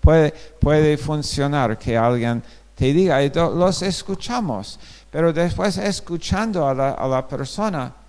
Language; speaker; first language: Spanish; non-native, fluent; English